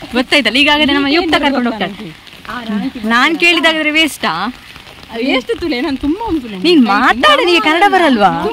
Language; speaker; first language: Kannada; non-native, local second language; Tulu